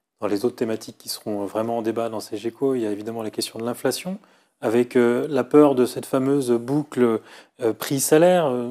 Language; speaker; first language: French; native; French